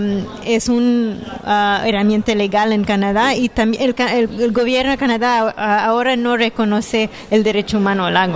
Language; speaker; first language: Spanish; non-native, fluent; French